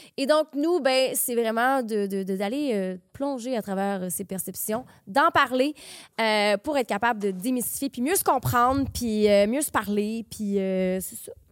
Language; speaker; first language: French; native; French